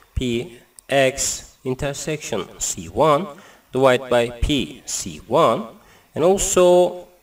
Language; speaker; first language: English; non-native, learner; Turkish